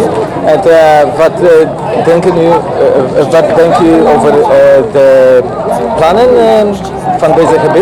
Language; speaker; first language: Dutch; non-native, learner; Polish